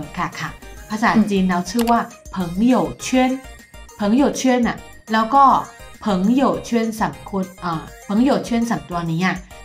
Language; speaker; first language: Thai; non-native, fluent; Chinese